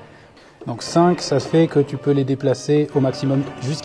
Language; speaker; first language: French; native; French